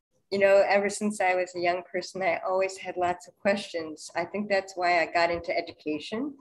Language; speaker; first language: English; native; English